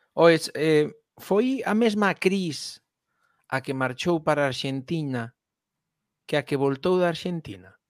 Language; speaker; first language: Galician; native; Galician